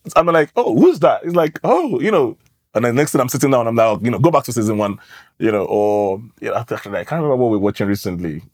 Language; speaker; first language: English; native; English